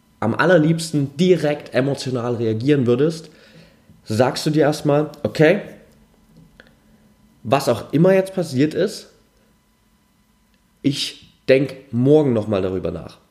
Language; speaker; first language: German; native; German